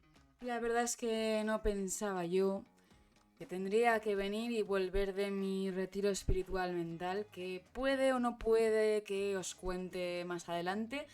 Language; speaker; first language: Spanish; native; Spanish